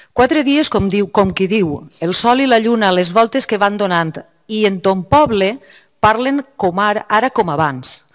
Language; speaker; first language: Catalan; native; Catalan